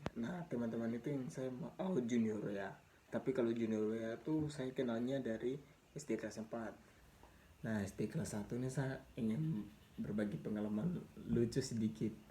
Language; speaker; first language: Indonesian; non-native, local second language; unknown